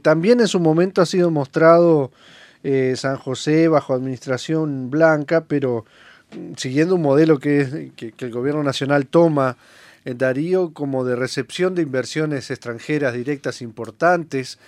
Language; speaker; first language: Spanish; native; Spanish